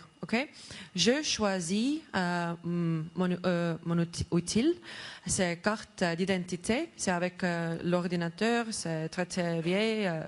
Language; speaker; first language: French; non-native, learner; Estonian